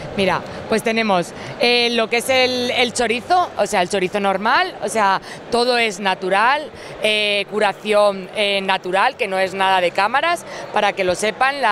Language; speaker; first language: Spanish; native; Spanish